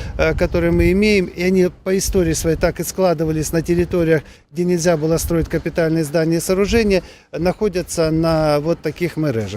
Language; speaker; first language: Russian; non-native, local second language; Ukrainian